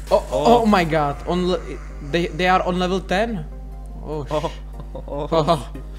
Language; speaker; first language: English; non-native, learner; Czech